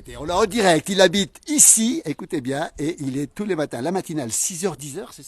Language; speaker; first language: French; native; French